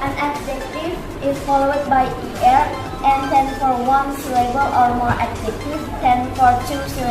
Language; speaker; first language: English; non-native, learner; Indonesian